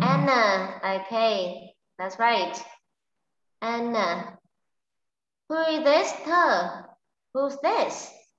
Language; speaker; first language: English; non-native, fluent; Vietnamese